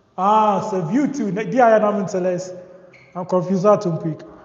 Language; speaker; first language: Romanian; non-native, learner; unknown